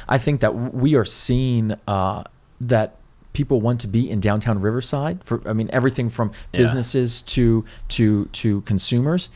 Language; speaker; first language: English; native; English